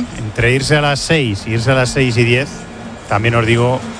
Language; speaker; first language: Spanish; native; Spanish